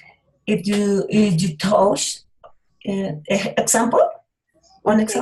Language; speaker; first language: English; non-native, learner; Spanish